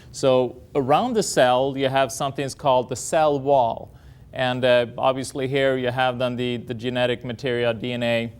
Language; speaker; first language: English; non-native, fluent; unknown